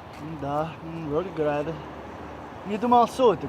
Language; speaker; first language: Russian; non-native, learner; English